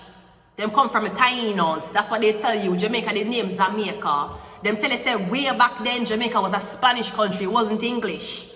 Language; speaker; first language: English; native; English